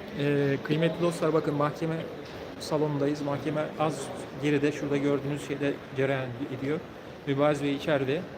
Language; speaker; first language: Turkish; native; Turkish